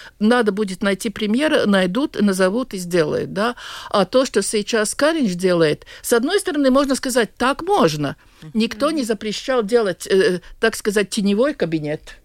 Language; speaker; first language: Russian; non-native, local second language; Latvian